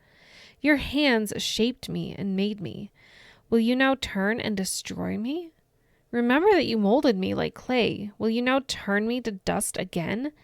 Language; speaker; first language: English; native; English